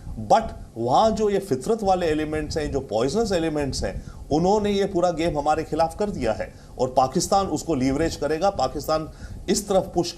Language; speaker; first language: Hindi; native; Hindi